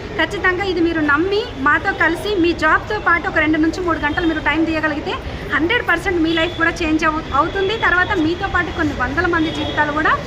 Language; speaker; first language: Telugu; native; Telugu